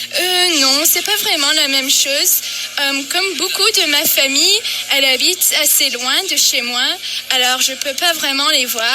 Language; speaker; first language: French; non-native, fluent; English